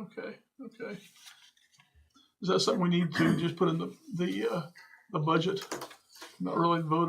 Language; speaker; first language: English; native; English